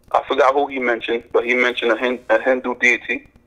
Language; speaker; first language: English; native; English